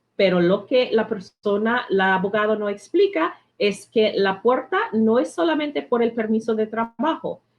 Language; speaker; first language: Spanish; non-native, learner; English